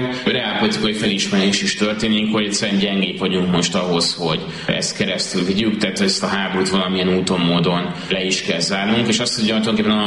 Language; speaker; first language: Hungarian; native; Hungarian